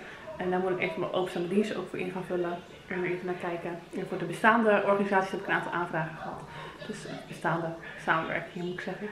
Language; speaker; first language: Dutch; native; Dutch